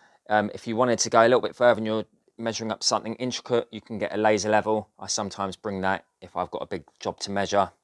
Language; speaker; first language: English; native; English